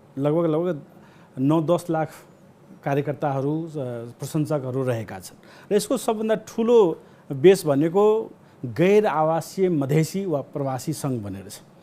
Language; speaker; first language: Nepali; non-native, local second language; Maithili